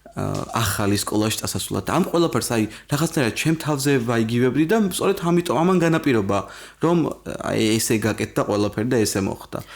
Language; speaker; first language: Georgian; native; Georgian